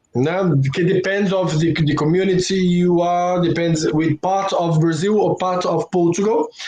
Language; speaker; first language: English; non-native, fluent; Portuguese